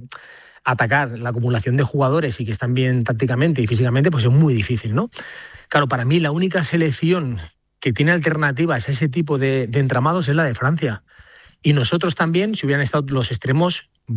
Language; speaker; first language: Spanish; native; Spanish